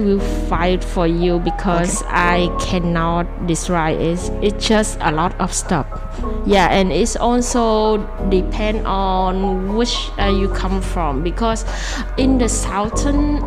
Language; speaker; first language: English; non-native, learner; Vietnamese